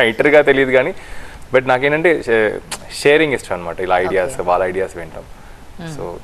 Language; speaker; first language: Telugu; native; Telugu